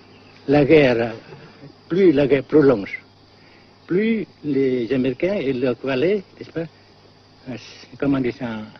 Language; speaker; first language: French; non-native, fluent; Vietnamese